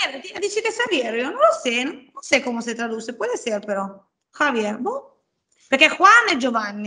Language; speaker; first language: Italian; native; Italian